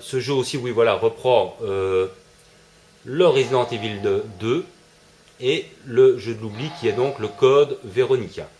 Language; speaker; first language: French; native; French